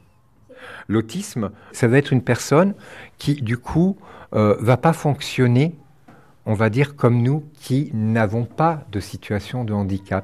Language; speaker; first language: French; native; French